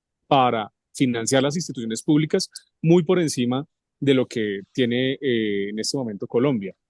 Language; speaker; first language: Spanish; native; Spanish